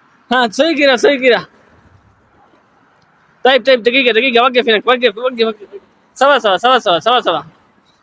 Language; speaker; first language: Arabic; non-native, learner; Urdu